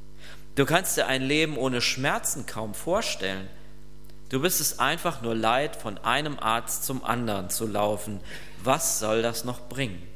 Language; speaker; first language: German; native; German